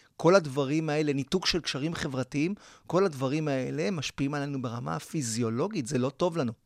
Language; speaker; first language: Hebrew; early bilingual, other home language; Spanish